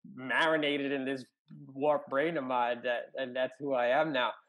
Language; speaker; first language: English; early bilingual, other home language; Spanish